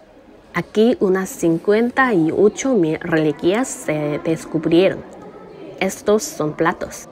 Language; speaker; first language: Spanish; non-native, learner; Korean